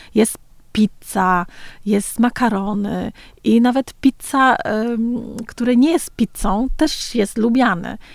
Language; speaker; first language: Polish; early bilingual, other home language; Vietnamese